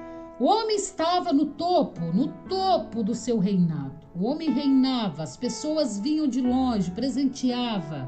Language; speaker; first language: Portuguese; native; Portuguese